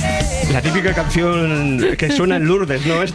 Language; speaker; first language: Spanish; native; Spanish